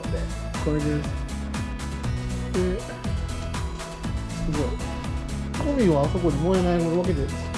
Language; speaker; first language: Japanese; native; Japanese